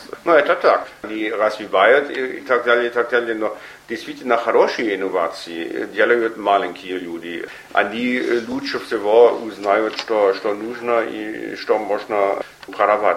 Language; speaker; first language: Russian; non-native, fluent; German